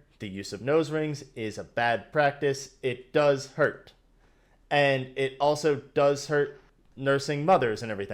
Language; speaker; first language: English; native; English